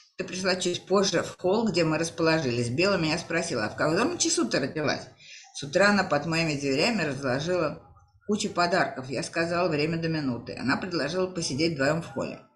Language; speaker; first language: Russian; native; Russian